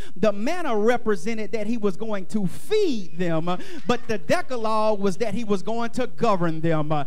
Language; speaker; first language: English; native; English